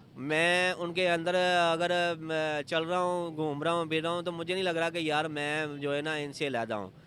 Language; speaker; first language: Urdu; non-native, local second language; Punjabi